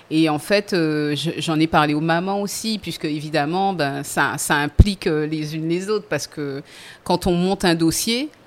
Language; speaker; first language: French; native; French